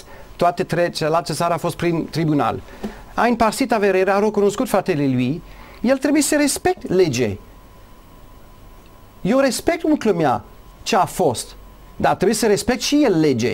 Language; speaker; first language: Romanian; non-native, learner; English